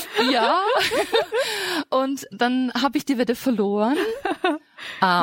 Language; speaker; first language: German; native; German